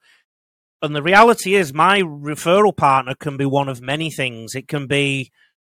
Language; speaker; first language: English; native; English